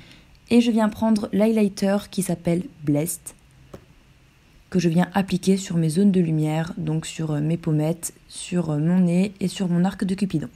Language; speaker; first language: French; native; French